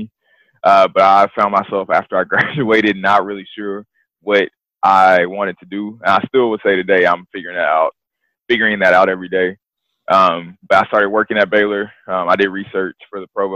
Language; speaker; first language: English; native; English